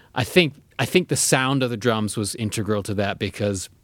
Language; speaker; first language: English; native; English